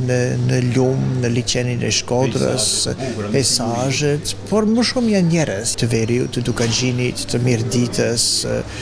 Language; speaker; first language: Albanian; non-native, fluent; English